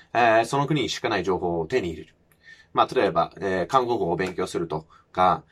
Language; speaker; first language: Japanese; non-native, fluent; English